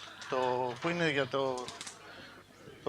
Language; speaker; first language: Greek; native; Greek